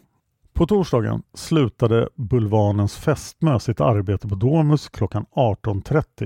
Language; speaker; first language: Swedish; native; Swedish